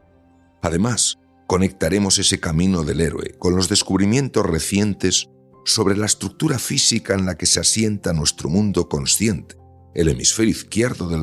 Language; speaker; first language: Spanish; native; Spanish